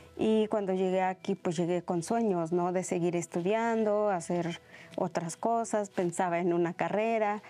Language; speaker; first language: Spanish; non-native, local second language; Mixtepec Mixtec